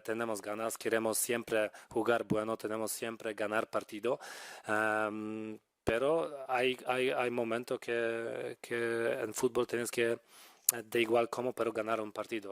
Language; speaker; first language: Spanish; non-native, fluent; Polish